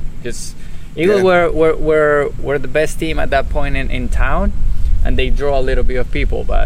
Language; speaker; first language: English; non-native, fluent; Spanish